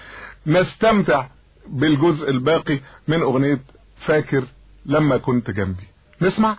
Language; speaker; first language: Arabic; native; Arabic